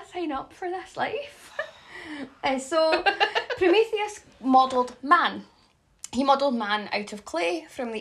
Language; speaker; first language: English; native; English